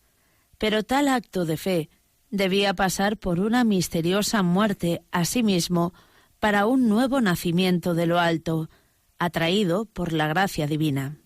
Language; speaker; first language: Spanish; native; Spanish